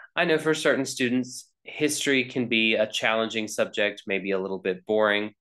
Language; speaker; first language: English; native; English